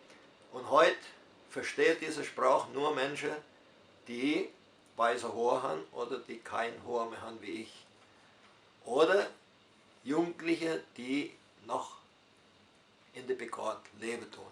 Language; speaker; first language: German; early bilingual, heritage; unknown